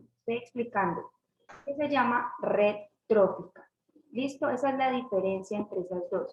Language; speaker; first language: Spanish; native; Spanish